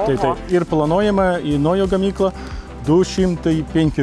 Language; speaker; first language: Lithuanian; non-native, learner; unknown